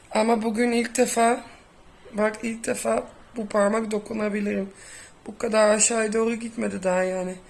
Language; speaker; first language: Turkish; early bilingual, heritage; Turkish